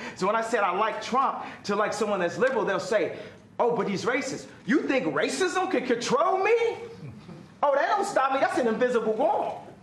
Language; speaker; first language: English; native; English